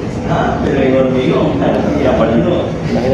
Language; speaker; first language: Spanish; native; Spanish